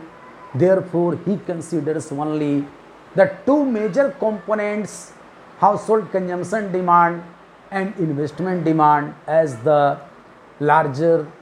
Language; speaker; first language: English; non-native, local second language; Hindi